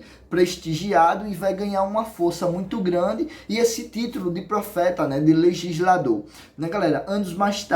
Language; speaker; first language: Portuguese; native; Portuguese